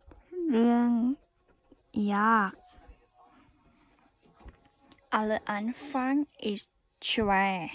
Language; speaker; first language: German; non-native, learner; Thai